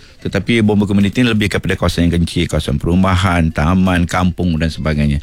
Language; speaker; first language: Malay; native; Malay